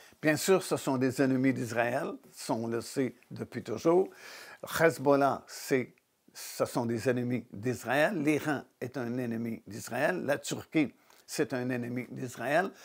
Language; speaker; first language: French; native; French